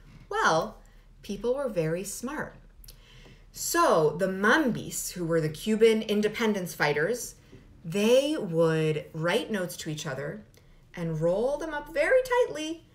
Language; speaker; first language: English; early bilingual, other home language; Spanish